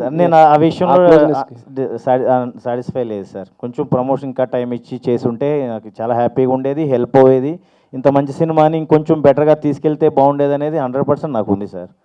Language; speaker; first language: Telugu; native; Telugu